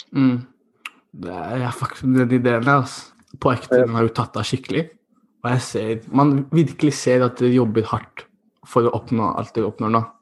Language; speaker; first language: Norwegian; early bilingual, other home language; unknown